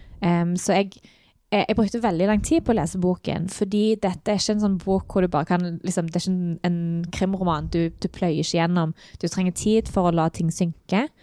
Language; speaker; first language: Norwegian; native; Norwegian